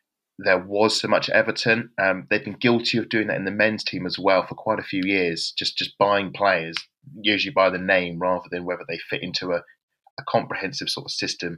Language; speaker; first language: English; native; English